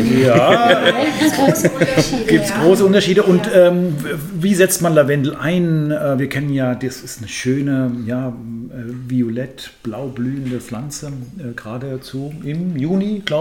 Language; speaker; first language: German; native; German